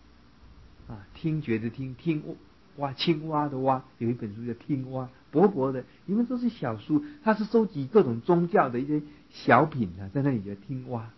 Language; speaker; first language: Chinese; native; Chinese